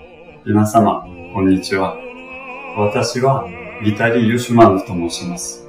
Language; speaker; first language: Japanese; non-native, fluent; Russian